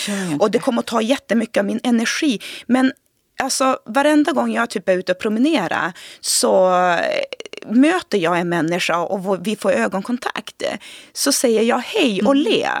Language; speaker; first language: Swedish; early bilingual, other home language; Portuguese